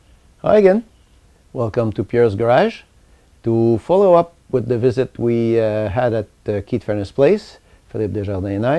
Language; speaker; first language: English; non-native, local second language; French